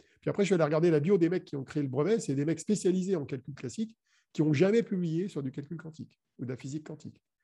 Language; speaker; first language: French; native; French